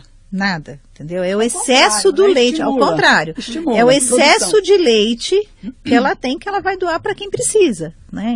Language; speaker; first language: Portuguese; native; Portuguese